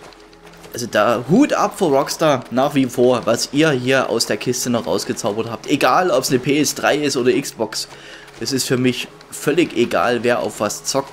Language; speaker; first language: German; native; German